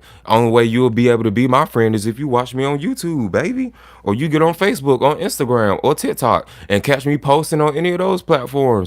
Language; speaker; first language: English; native; English